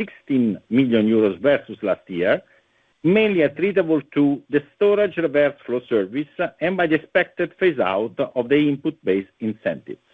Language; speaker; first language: English; non-native, fluent; Italian